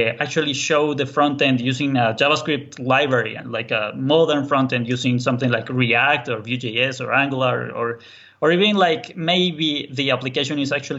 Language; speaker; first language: English; non-native, fluent; Spanish